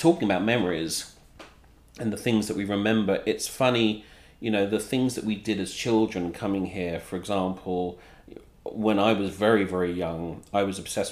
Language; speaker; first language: English; native; English